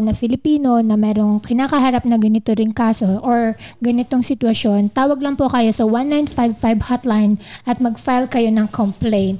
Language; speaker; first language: English; non-native, local second language; Filipino